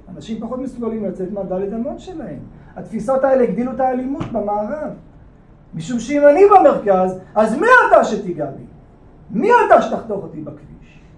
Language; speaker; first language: Hebrew; native; Hebrew